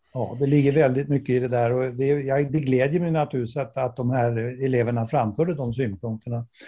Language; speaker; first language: Swedish; native; Swedish